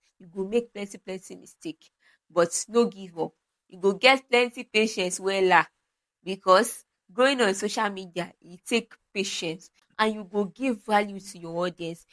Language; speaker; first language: Nigerian Pidgin; non-native, local second language; Yoruba